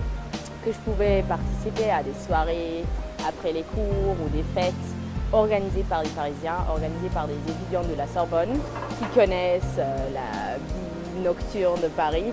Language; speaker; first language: French; non-native, fluent; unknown